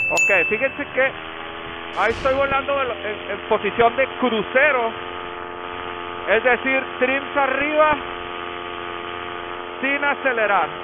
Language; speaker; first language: Spanish; native; Spanish